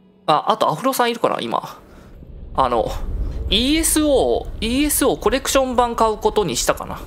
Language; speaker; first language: Japanese; native; Japanese